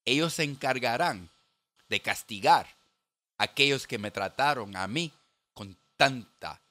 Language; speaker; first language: Spanish; early bilingual, heritage; Spanish